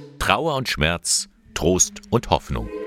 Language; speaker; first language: German; native; German